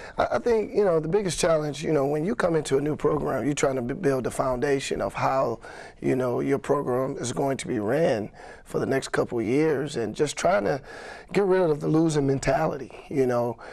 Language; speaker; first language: English; native; English